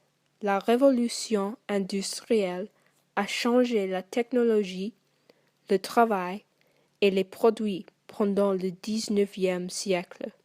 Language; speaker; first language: French; non-native, learner; English